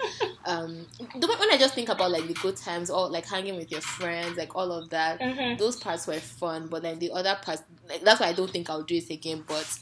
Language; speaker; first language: English; non-native, local second language; Yoruba